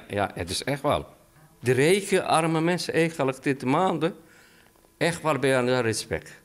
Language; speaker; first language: Dutch; non-native, learner; Turkish